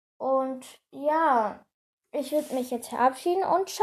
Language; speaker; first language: German; native; German